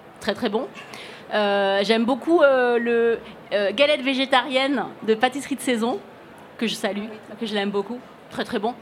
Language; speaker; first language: French; early bilingual, other home language; Cantonese